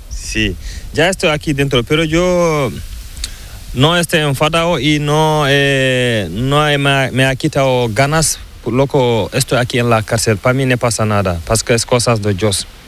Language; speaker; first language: Spanish; non-native, learner; Fula